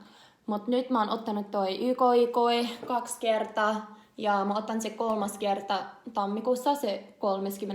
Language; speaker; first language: Finnish; non-native, learner; English